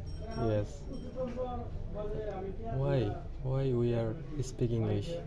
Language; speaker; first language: English; non-native, learner; Bangla